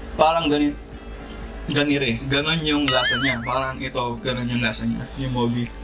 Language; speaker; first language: Filipino; non-native, local second language; Pampanga